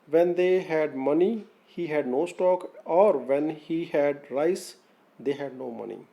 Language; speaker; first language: English; non-native, local second language; Punjabi